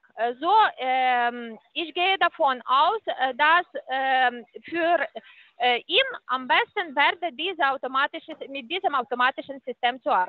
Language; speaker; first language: German; non-native, fluent; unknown